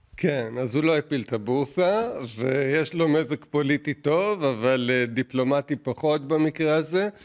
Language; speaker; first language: Hebrew; native; Hebrew